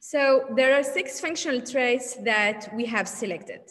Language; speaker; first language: English; non-native, learner; Arabic